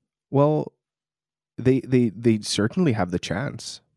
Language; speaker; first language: English; non-native, fluent; Swedish